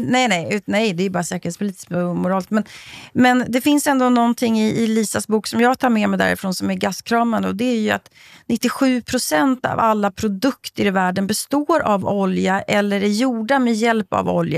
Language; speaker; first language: Swedish; native; Swedish